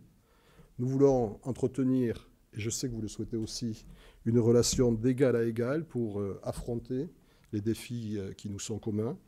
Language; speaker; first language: French; native; French